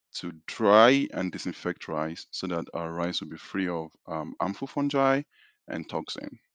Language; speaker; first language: English; non-native, local second language; Yoruba